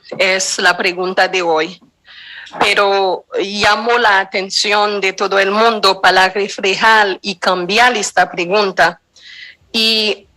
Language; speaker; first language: Spanish; non-native, fluent; Haitian Creole